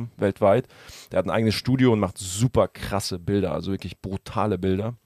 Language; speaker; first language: German; early bilingual, other home language; Russian